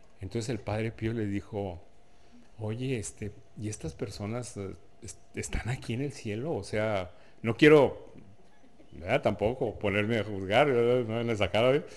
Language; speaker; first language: Spanish; native; Spanish